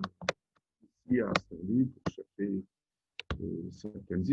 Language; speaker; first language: French; non-native, local second language; Wolof